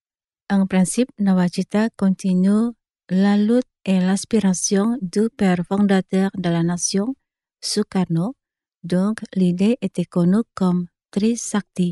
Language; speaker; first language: French; non-native, fluent; Indonesian